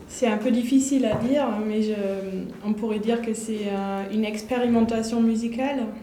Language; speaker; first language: French; native; French